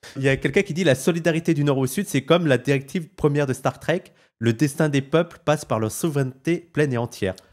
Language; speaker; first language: French; native; French